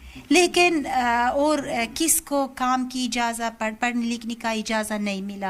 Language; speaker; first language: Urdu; non-native, learner; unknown